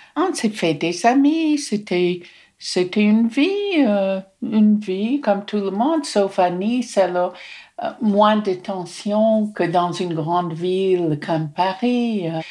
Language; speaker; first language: French; non-native, fluent; English